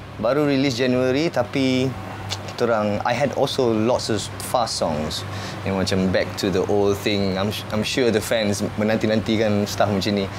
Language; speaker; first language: English; early bilingual, heritage; English